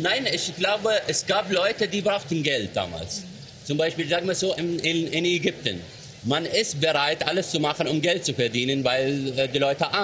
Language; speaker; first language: German; non-native, fluent; Arabic